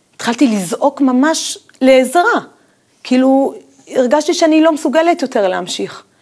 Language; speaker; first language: Hebrew; native; Hebrew